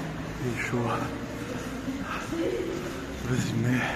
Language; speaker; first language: Russian; non-native, learner; French